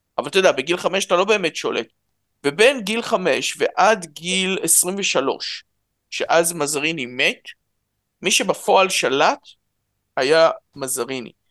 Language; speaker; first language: Hebrew; early bilingual, other home language; Russian